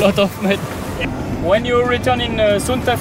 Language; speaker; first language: English; non-native, learner; French